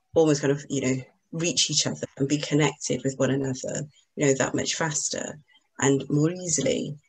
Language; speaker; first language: English; native; English